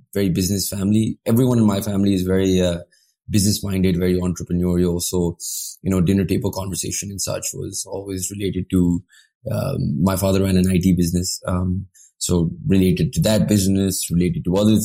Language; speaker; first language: English; non-native, local second language; Urdu